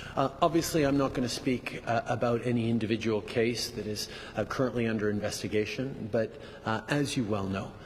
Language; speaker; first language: English; early bilingual, other home language; French